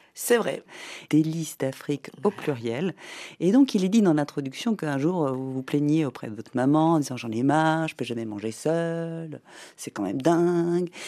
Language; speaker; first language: French; native; French